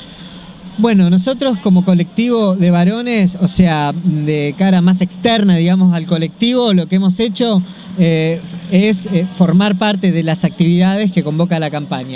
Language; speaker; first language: Spanish; native; Spanish